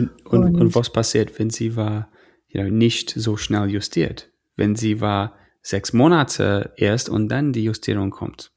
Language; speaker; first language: German; non-native, fluent; English